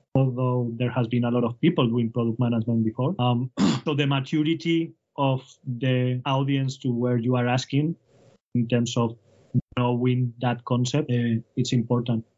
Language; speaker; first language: English; non-native, fluent; Spanish